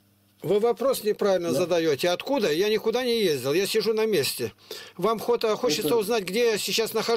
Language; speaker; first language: Russian; native; Russian